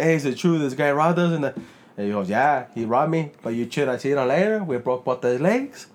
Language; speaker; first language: English; early bilingual, other home language; Spanish